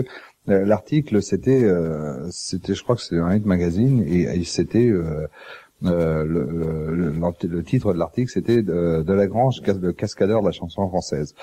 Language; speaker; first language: French; native; French